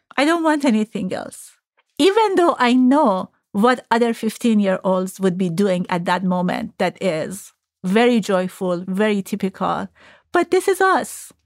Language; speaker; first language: English; non-native, fluent; Persian